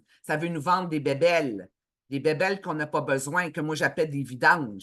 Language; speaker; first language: French; native; French